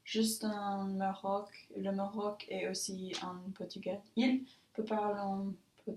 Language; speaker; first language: French; non-native, learner; English